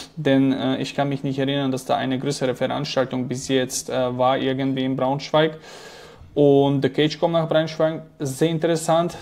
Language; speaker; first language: German; non-native, fluent; Slovak